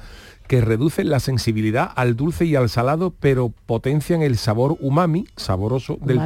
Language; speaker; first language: Spanish; native; Spanish